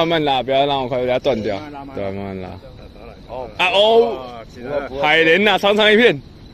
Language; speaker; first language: Chinese; native; Chinese